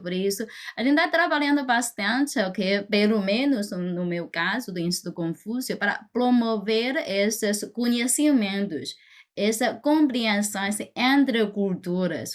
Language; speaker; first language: Portuguese; non-native, fluent; Chinese